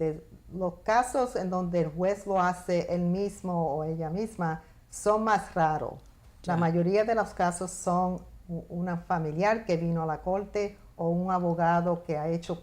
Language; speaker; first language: Spanish; early bilingual, heritage; Spanish